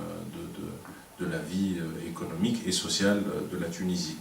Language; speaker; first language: French; non-native, local second language; Arabic